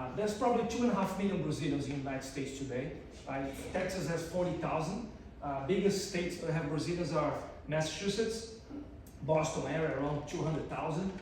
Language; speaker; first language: English; non-native, fluent; Portuguese